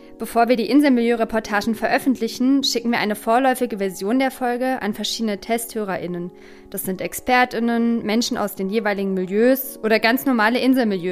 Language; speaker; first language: German; native; German